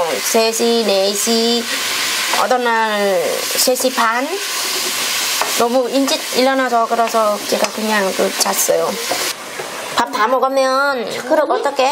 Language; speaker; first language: Korean; non-native, learner; Vietnamese